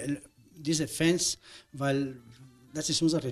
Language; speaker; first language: German; non-native, learner; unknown